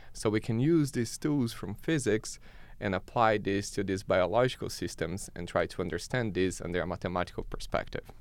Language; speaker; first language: English; non-native, fluent; Portuguese